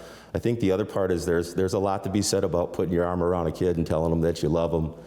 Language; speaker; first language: English; native; English